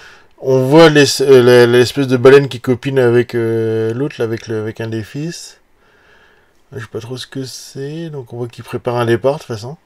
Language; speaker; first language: French; native; French